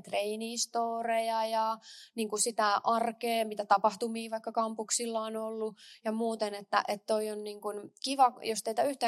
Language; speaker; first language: Finnish; native; Finnish